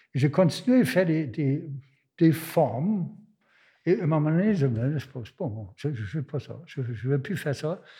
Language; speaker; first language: French; non-native, fluent; German